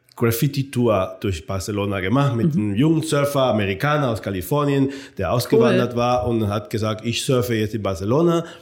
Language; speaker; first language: German; non-native, fluent; Spanish